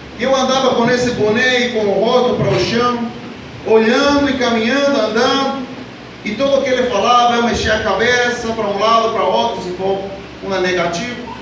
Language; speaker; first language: Portuguese; non-native, fluent; Spanish